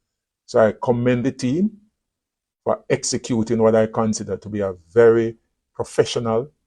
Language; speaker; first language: English; native; English